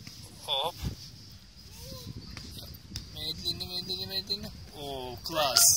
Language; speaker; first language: Russian; non-native, learner; Turkish